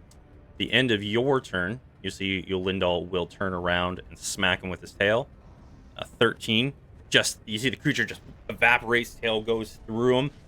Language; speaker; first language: English; native; English